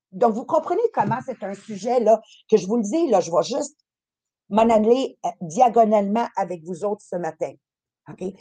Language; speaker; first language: French; native; French